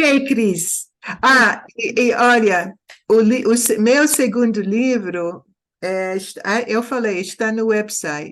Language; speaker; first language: Portuguese; non-native, fluent; English